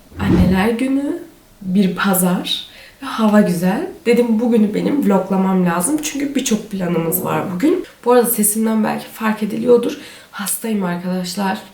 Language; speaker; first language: Turkish; early bilingual, heritage; Turkish